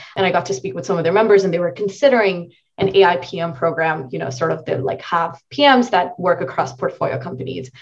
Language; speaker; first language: English; non-native, local second language; Marathi